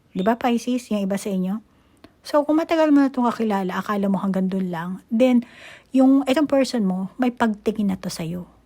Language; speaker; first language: Filipino; native; Filipino